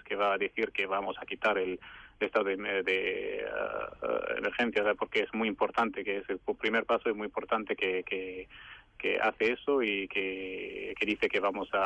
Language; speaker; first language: Spanish; non-native, fluent; Arabic